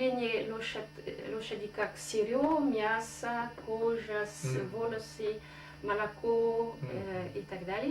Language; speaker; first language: Russian; non-native, fluent; French